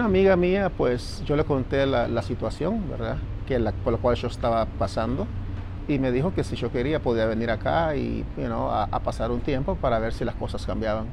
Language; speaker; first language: Spanish; native; Spanish